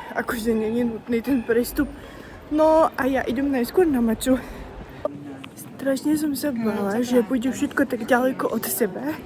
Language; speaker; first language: Slovak; native; Slovak